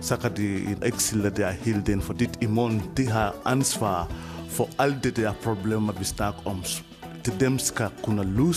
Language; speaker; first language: Danish; non-native, fluent; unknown